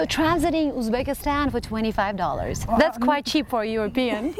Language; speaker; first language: English; non-native, fluent; Uzbek